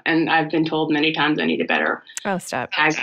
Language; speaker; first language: English; native; English